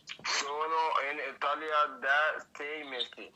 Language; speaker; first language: Italian; non-native, learner; Arabic